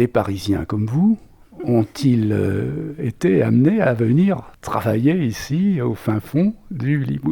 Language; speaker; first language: French; native; French